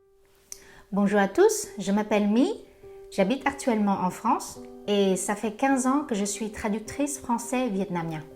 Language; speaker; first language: French; non-native, fluent; Vietnamese